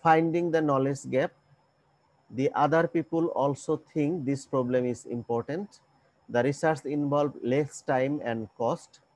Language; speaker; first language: English; non-native, local second language; Bangla